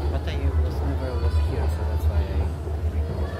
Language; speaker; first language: English; non-native, learner; Polish